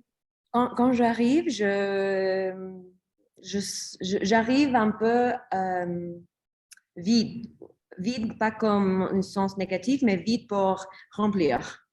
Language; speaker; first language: French; non-native, learner; English